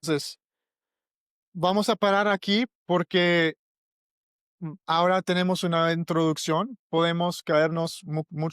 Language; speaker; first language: Spanish; non-native, learner; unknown